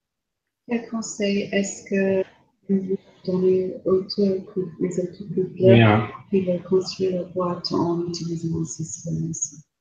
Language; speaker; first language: French; non-native, learner; English